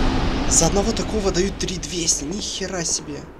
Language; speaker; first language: Russian; native; Russian